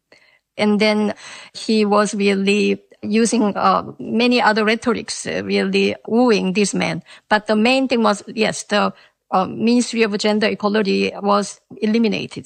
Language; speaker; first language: English; non-native, fluent; Korean